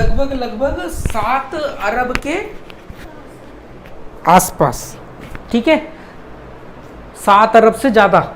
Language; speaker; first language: Hindi; native; Hindi